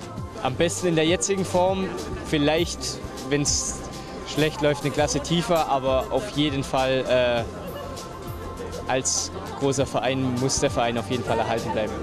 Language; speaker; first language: German; native; German